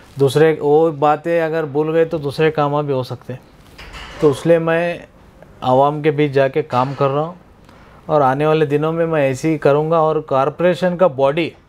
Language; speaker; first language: Hindi; non-native, local second language; Urdu